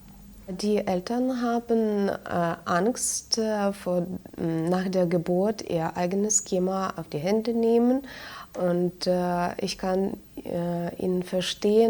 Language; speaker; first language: German; non-native, fluent; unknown